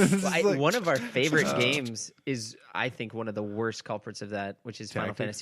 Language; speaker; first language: English; native; English